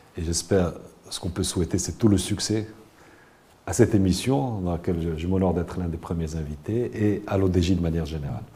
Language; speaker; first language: French; non-native, local second language; Arabic